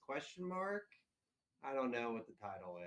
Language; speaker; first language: English; native; English